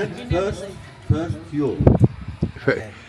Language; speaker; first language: English; non-native, learner; Turkish